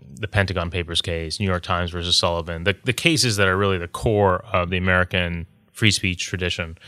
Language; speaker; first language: English; native; English